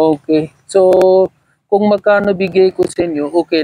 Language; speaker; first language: Filipino; non-native, learner; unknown